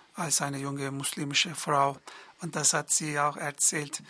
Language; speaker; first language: German; non-native, learner; Turkish